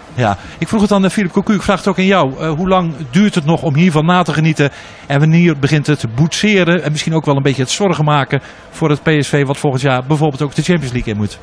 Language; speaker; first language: Dutch; native; Dutch